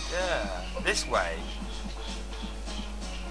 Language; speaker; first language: English; native; English